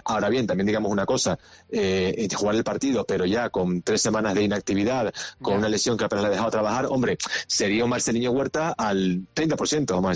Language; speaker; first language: Spanish; native; Spanish